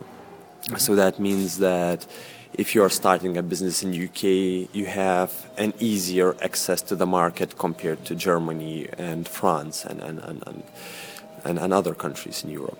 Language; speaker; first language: English; non-native, fluent; Lithuanian